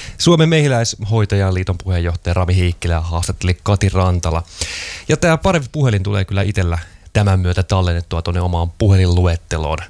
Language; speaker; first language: Finnish; native; Finnish